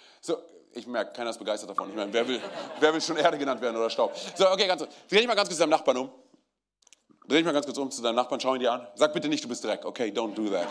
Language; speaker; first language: German; early bilingual, other home language; Romanian